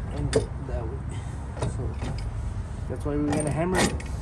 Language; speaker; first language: English; early bilingual, other home language; Spanish